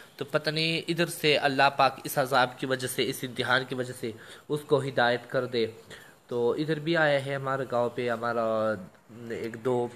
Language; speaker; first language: Urdu; non-native, local second language; Pashto